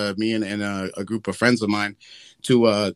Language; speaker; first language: English; early bilingual, other home language; Spanish